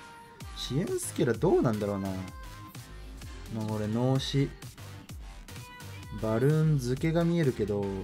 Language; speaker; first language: Japanese; native; Japanese